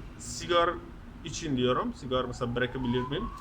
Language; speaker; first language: Turkish; non-native, learner; Persian